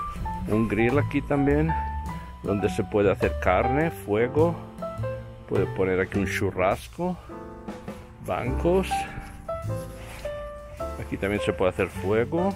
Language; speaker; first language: Spanish; non-native, fluent; Portuguese